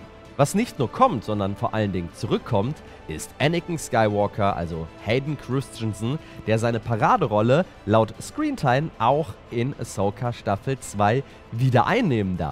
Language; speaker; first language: German; native; German